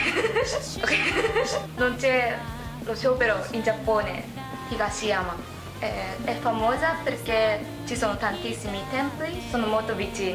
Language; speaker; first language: Italian; non-native, learner; Japanese